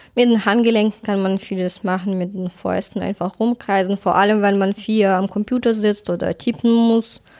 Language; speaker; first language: German; non-native, fluent; Russian